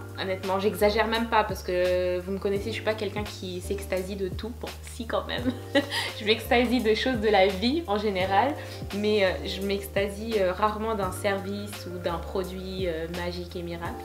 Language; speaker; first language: French; native; French